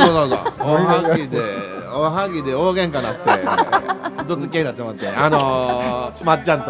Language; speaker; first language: Japanese; native; Japanese